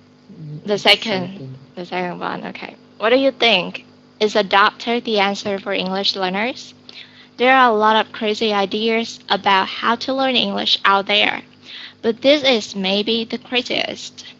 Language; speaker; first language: English; non-native, learner; Vietnamese